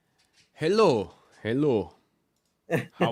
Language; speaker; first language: English; non-native, learner; Italian